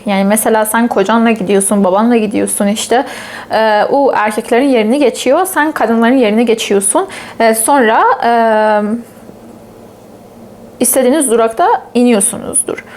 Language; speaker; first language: Turkish; non-native, fluent; Persian